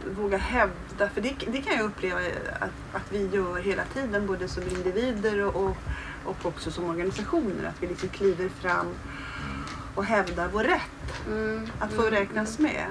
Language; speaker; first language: Swedish; native; Swedish